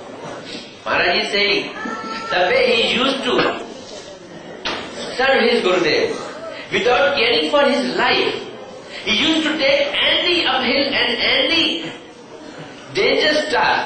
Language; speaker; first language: English; non-native, local second language; Hindi